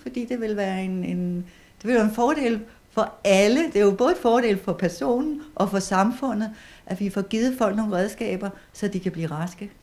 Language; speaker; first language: Danish; native; Danish